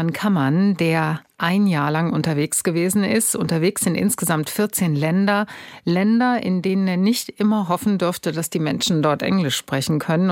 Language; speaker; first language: German; native; German